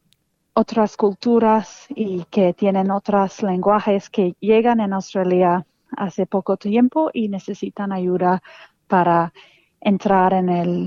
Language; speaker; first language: Spanish; non-native, fluent; English